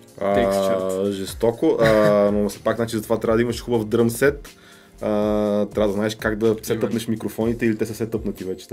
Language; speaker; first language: Bulgarian; native; Bulgarian